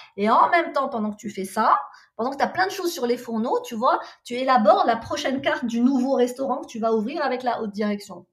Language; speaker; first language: French; non-native, local second language; Arabic